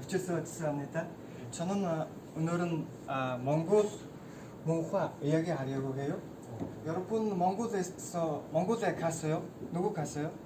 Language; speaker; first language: Korean; non-native, learner; Mongolian